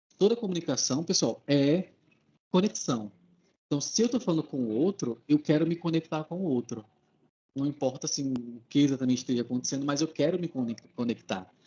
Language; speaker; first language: Portuguese; native; Portuguese